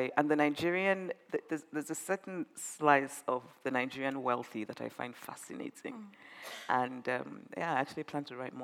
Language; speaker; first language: English; non-native, local second language; Igbo